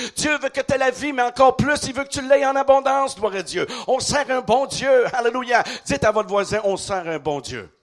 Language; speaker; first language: French; native; French